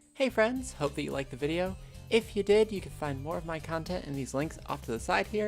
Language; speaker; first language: English; native; English